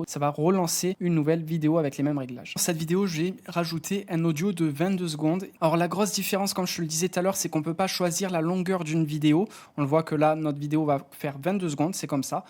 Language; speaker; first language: French; native; French